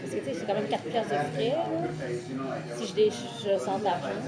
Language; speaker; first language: French; native; French